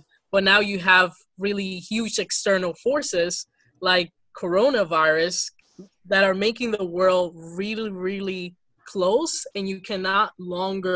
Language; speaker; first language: English; early bilingual, other home language; Spanish